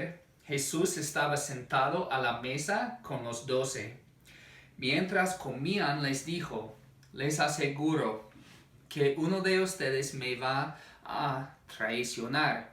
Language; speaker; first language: Spanish; non-native, fluent; English